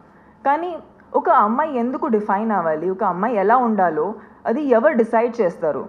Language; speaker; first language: Telugu; non-native, fluent; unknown